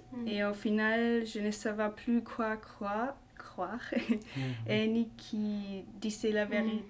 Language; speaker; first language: French; non-native, learner; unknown